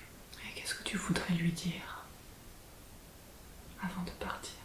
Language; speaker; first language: French; native; French